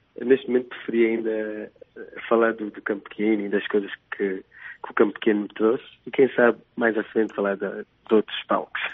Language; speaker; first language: Portuguese; non-native, local second language; Kabuverdianu